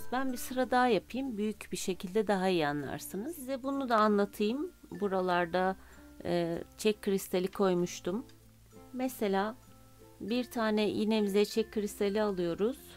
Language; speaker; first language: Turkish; native; Turkish